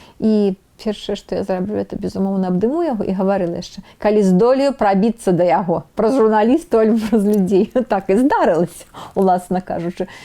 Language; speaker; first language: Belarusian; non-native, local second language; Russian